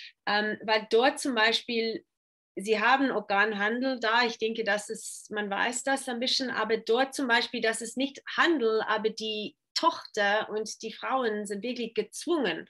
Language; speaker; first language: German; non-native, fluent; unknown